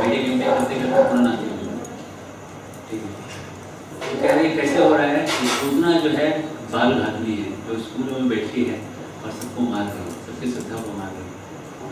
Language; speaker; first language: Hindi; native; Hindi